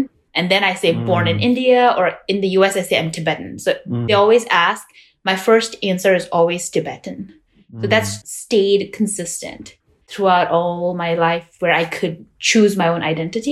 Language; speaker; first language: English; non-native, local second language; Tibetan